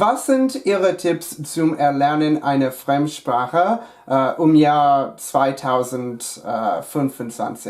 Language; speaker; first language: German; non-native, fluent; English